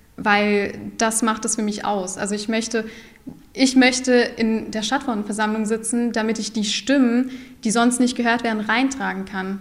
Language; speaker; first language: German; early bilingual, other home language; Urdu